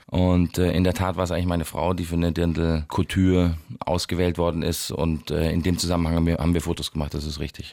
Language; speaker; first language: German; native; German